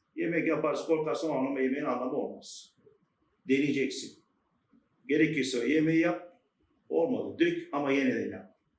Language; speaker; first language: Turkish; native; Turkish